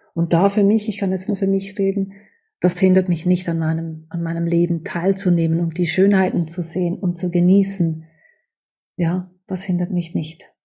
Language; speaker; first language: German; native; German